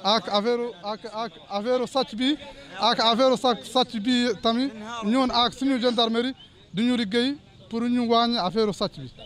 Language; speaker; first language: Wolof; non-native, fluent; Arabic